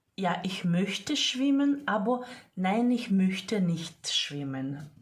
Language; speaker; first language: German; non-native, fluent; Ukrainian